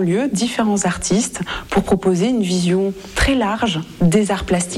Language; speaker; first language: French; native; French